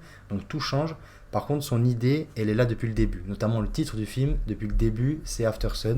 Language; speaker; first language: French; native; French